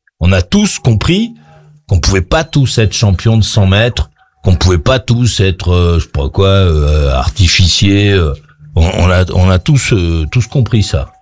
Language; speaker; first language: French; native; French